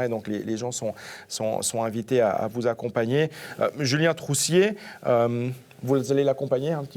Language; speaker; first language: French; native; French